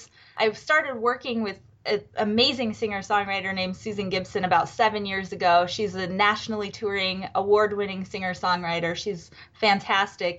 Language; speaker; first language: English; native; English